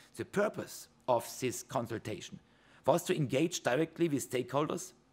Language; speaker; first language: English; non-native, fluent; German